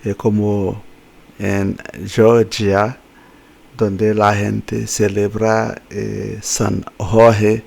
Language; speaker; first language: Spanish; non-native, fluent; Haitian Creole